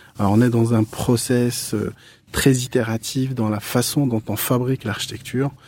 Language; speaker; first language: French; non-native, local second language; Arabic